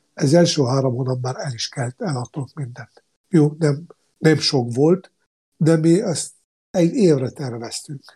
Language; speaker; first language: Hungarian; non-native, fluent; Arabic